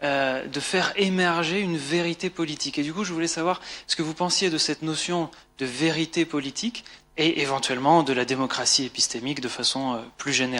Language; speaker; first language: French; native; French